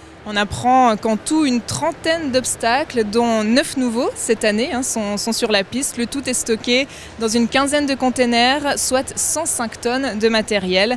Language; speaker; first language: French; native; French